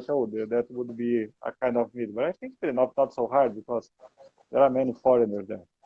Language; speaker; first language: English; non-native, learner; Portuguese